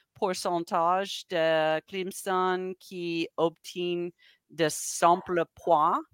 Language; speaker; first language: French; non-native, learner; English